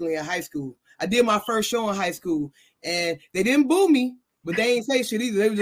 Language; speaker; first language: English; native; English